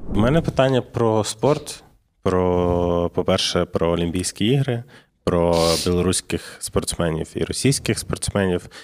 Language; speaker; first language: Ukrainian; native; Ukrainian